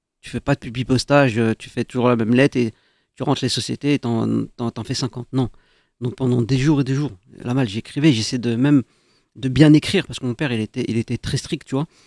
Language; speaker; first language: French; early bilingual, other home language; Arabic